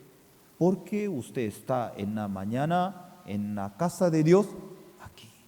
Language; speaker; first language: Spanish; non-native, fluent; Korean